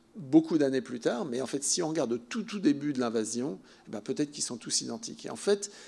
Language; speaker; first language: French; native; French